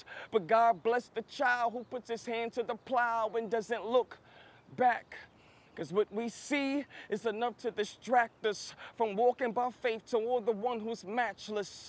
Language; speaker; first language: English; native; English